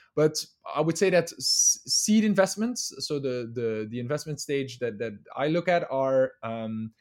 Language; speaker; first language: English; non-native, fluent; Dutch